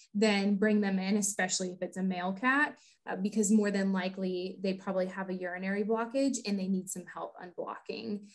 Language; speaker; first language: English; native; English